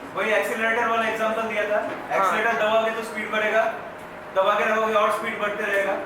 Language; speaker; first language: Hindi; non-native, local second language; Bangla